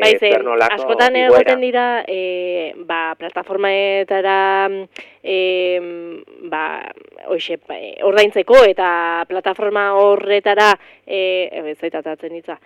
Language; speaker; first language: Basque; native; Basque